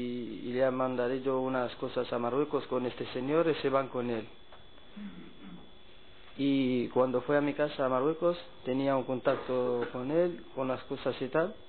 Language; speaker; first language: Spanish; non-native, learner; Arabic